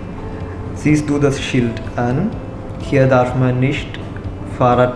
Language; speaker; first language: German; non-native, learner; Malayalam